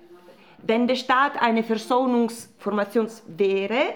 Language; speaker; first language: German; non-native, fluent; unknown